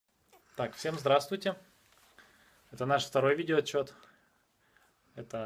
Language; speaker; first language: Russian; native; Russian